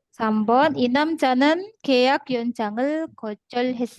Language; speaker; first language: Korean; non-native, fluent; Indonesian